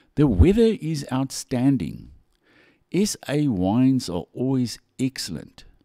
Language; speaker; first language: English; non-native, local second language; Afrikaans